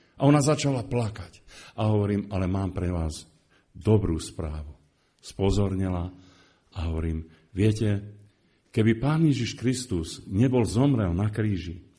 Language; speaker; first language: Slovak; native; Slovak